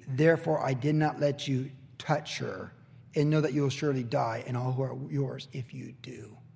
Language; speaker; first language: English; native; English